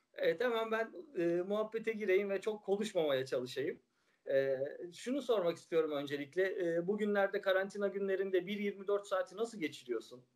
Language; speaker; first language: Turkish; native; Turkish